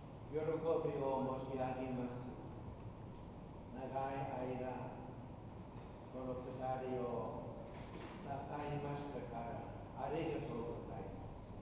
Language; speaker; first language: Japanese; non-native, fluent; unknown